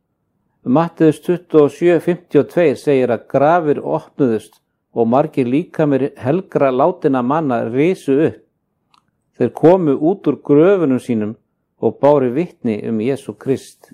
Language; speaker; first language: Icelandic; native; Icelandic